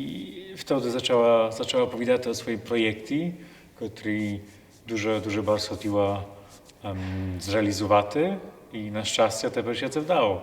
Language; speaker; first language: Polish; non-native, local second language; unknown